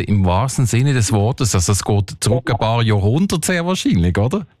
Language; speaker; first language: German; native; German